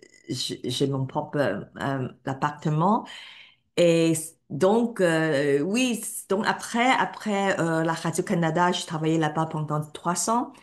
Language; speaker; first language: French; non-native, fluent; Cantonese